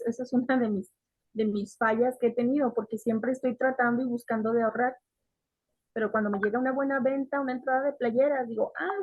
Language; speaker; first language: Spanish; native; Spanish